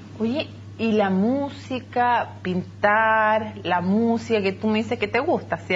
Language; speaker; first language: Spanish; native; Spanish